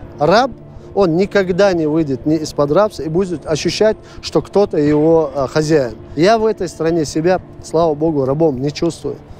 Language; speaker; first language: Russian; non-native, local second language; Chechen